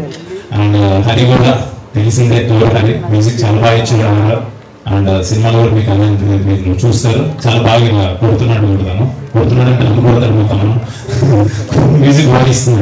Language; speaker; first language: Telugu; native; Telugu